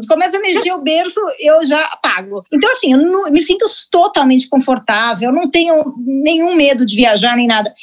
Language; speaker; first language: Portuguese; early bilingual, heritage; Portuguese